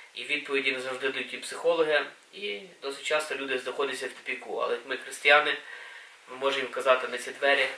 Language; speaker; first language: Ukrainian; native; Ukrainian